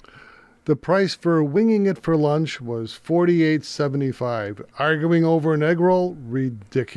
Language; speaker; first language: English; native; English